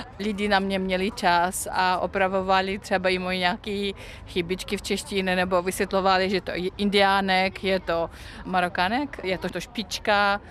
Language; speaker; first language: Czech; non-native, fluent; Russian